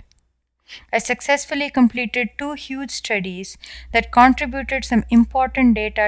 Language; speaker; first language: English; non-native, local second language; Tamil